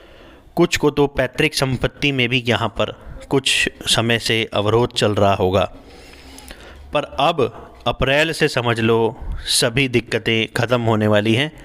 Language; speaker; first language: Hindi; native; Hindi